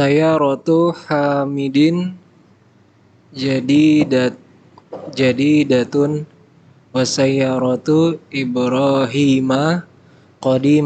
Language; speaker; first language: Arabic; non-native, learner; Indonesian